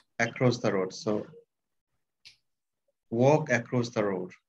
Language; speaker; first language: English; non-native, fluent; Bangla